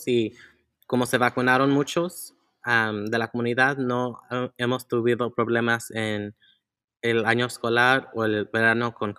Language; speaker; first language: Spanish; early bilingual, heritage; Spanish